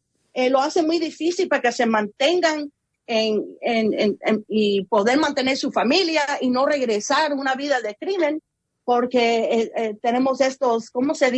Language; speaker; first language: Spanish; early bilingual, heritage; Spanish